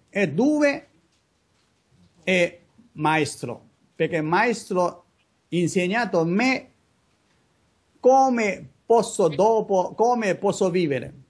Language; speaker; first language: Italian; non-native, learner; Chinese